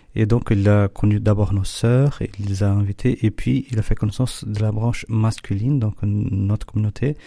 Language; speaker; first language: French; non-native, fluent; Portuguese